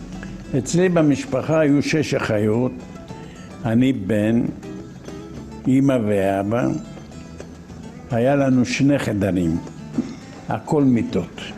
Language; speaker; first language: Hebrew; non-native, fluent; Ladino